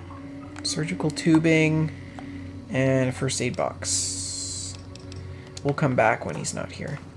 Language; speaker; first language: English; native; English